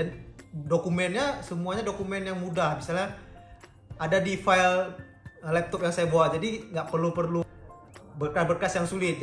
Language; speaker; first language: Indonesian; native; Indonesian